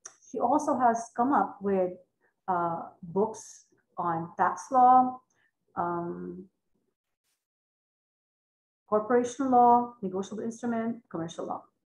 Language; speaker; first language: English; non-native, local second language; Filipino